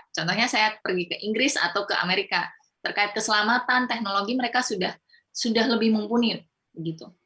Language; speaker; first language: Indonesian; non-native, local second language; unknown